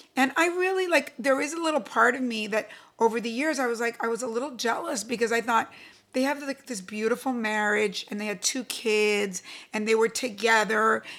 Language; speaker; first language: English; early bilingual, other home language; Spanish